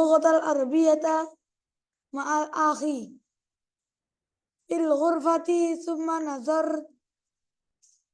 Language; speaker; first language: Arabic; non-native, learner; Indonesian